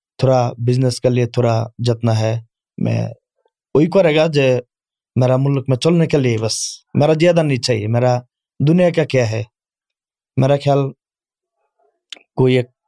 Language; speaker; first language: Urdu; non-native, learner; Bangla